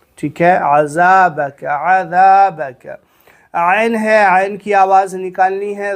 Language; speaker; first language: Urdu; native; Urdu